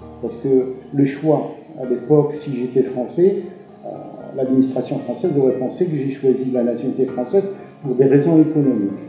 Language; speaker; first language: French; non-native, local second language; Arabic